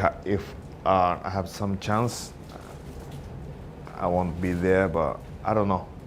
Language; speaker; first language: English; non-native, learner; Japanese